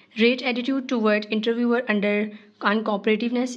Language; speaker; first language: English; non-native, local second language; Urdu